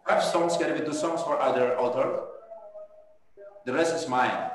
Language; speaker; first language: English; non-native, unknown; Indonesian